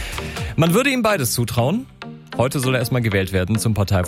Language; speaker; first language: German; native; German